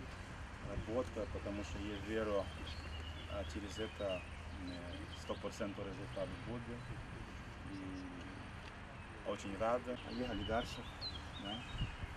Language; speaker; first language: Russian; non-native, learner; Portuguese